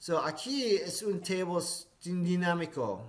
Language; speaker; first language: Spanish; non-native, learner; English